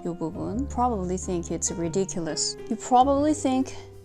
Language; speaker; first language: English; non-native, fluent; Korean